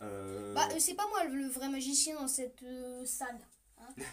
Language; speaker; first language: French; native; French